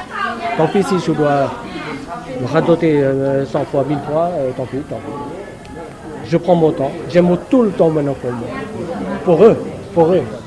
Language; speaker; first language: French; non-native, local second language; Lao